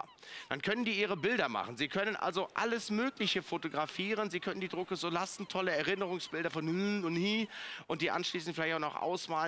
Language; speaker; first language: German; native; German